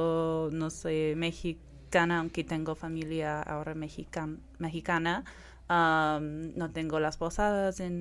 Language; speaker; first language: Spanish; non-native, fluent; English